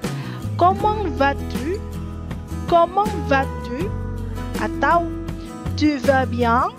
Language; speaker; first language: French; non-native, fluent; Indonesian